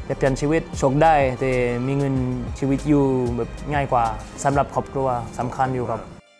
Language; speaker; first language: Thai; non-native, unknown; French